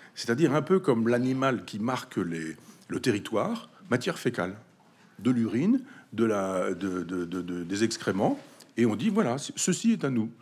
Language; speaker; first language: French; native; French